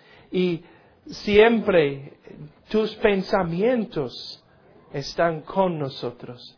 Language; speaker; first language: Spanish; non-native, learner; English